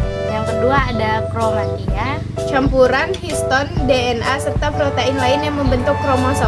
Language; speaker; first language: Indonesian; native; Indonesian